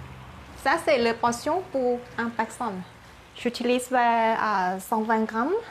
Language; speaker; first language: French; non-native, learner; Thai